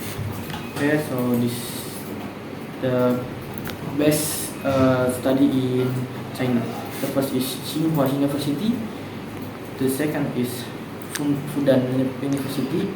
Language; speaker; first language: English; non-native, learner; Indonesian